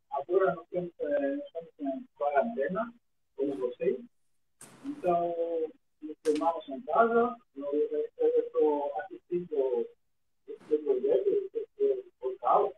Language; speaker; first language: Portuguese; non-native, learner; Greek